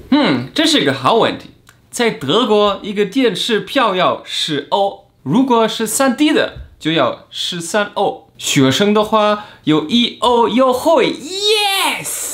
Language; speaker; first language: Chinese; non-native, fluent; German